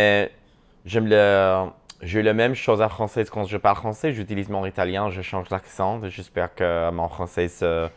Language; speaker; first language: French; non-native, learner; English